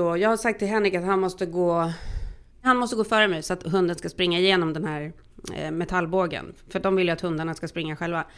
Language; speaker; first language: Swedish; native; Swedish